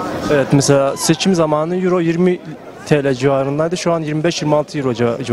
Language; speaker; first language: Turkish; native; Turkish